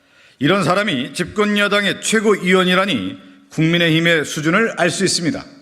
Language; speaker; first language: Korean; native; Korean